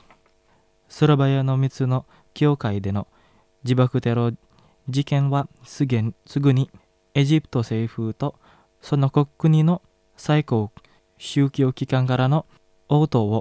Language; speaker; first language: Japanese; non-native, fluent; Indonesian